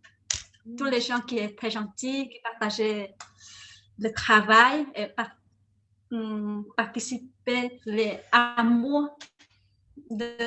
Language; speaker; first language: French; non-native, learner; Vietnamese